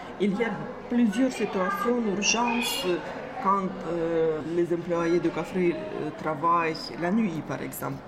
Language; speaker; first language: French; non-native, fluent; Russian